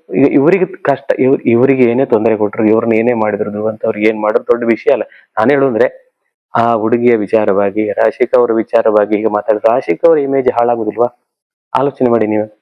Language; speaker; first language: Kannada; native; Kannada